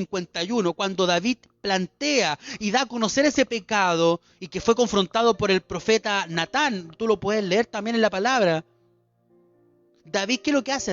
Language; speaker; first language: Spanish; native; Spanish